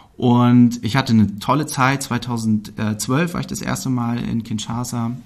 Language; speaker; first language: German; native; German